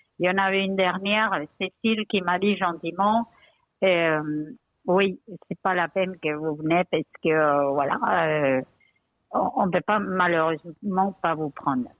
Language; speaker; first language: French; non-native, fluent; Spanish